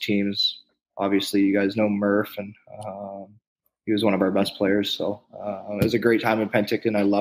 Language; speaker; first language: English; native; English